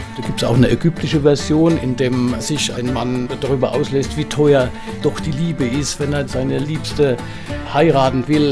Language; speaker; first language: German; native; German